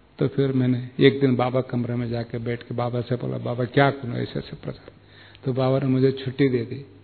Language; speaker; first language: Hindi; non-native, local second language; Kannada